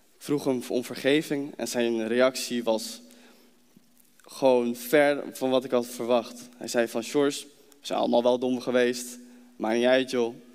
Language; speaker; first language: Dutch; native; Dutch